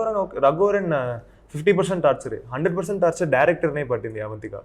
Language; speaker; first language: Telugu; non-native, local second language; Tamil